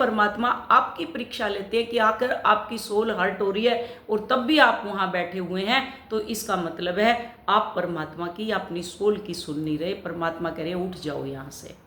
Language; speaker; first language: Hindi; native; Hindi